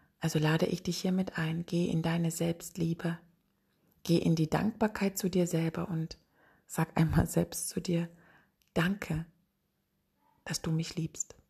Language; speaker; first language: German; native; German